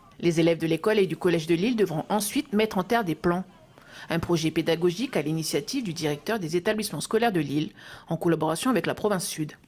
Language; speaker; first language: French; native; French